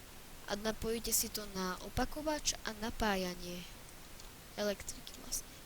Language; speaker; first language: Slovak; native; Slovak